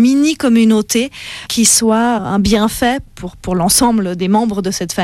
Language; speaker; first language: French; native; French